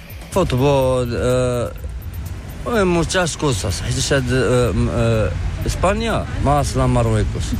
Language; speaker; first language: Spanish; non-native, learner; Arabic